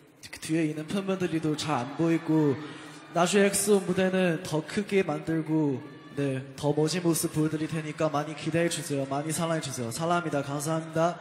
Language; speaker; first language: Korean; non-native, fluent; Chinese